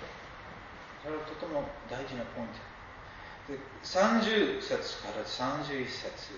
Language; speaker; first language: Japanese; non-native, fluent; English